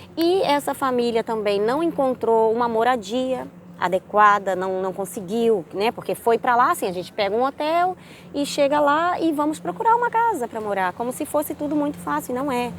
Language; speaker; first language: Portuguese; native; Portuguese